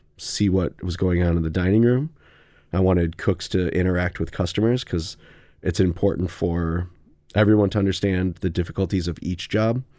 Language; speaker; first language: English; native; English